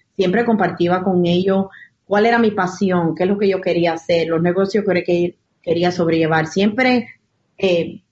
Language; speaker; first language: Spanish; early bilingual, heritage; Spanish